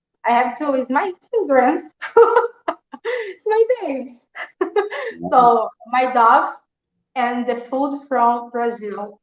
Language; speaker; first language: English; non-native, learner; Portuguese